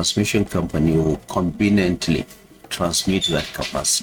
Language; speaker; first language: English; non-native, local second language; Hausa